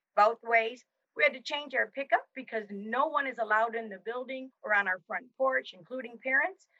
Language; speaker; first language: English; native; English